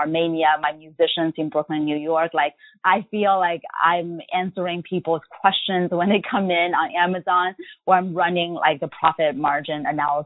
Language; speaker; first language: English; non-native, fluent; Chinese